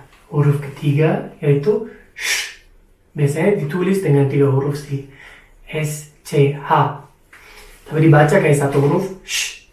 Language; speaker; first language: Indonesian; non-native, fluent; German